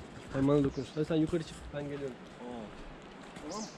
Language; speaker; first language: Turkish; native; Turkish